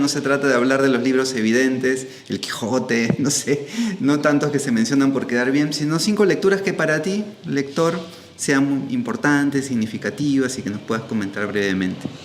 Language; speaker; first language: Spanish; native; Spanish